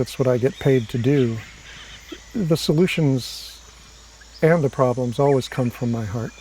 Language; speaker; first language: English; native; English